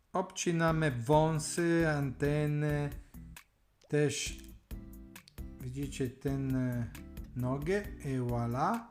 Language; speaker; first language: Polish; non-native, learner; Italian